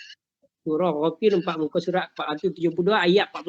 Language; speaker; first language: Malay; native; Malay